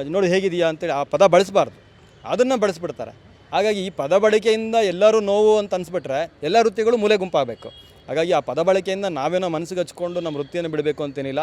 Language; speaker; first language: Kannada; native; Kannada